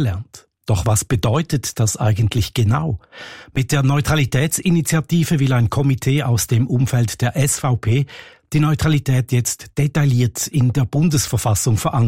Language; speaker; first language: German; native; German